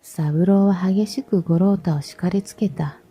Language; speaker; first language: Japanese; native; Japanese